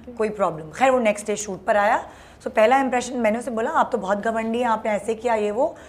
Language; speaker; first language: Urdu; native; Urdu